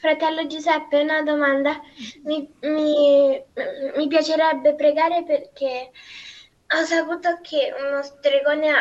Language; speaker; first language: Italian; non-native, learner; Spanish